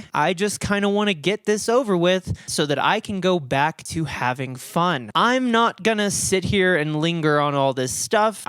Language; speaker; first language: English; native; English